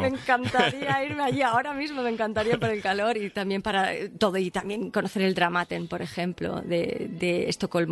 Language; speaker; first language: Spanish; native; Spanish